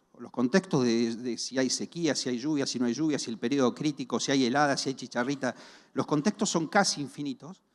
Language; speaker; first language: Spanish; native; Spanish